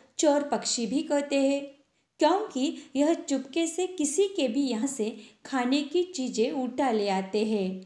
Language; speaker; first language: Hindi; non-native, local second language; Marathi